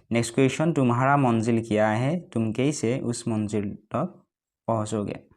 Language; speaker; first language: Hindi; non-native, local second language; Assamese